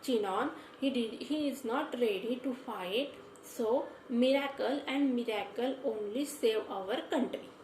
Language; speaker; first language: English; non-native, local second language; Marathi